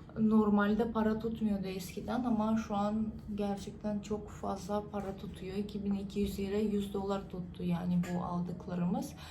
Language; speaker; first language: Turkish; non-native, fluent; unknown